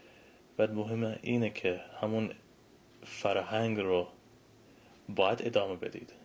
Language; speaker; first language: Persian; early bilingual, heritage; Persian